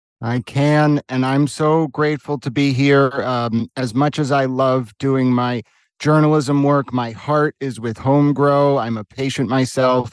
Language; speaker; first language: English; native; English